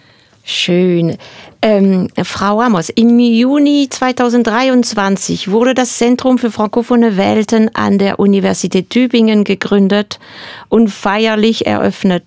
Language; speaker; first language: German; non-native, fluent; French